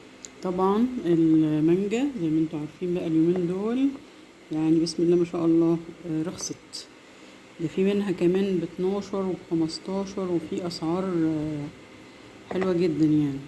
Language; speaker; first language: Arabic; native; Arabic